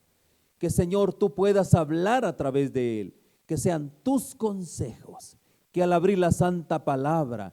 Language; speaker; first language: Spanish; native; Spanish